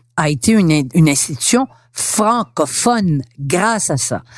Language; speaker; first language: French; native; French